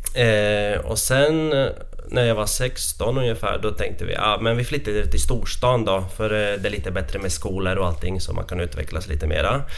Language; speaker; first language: Swedish; non-native, fluent; Latvian